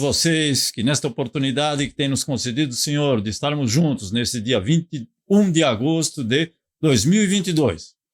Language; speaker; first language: Portuguese; native; Portuguese